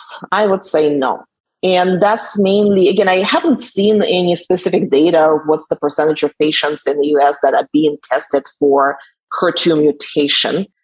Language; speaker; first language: English; non-native, fluent; Russian